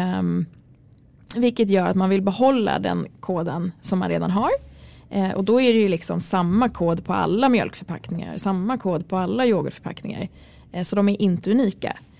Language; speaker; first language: Swedish; early bilingual, other home language; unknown